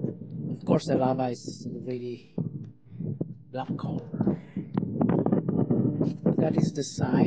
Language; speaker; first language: English; non-native, learner; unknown